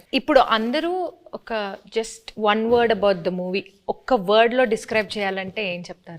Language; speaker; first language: Telugu; native; Telugu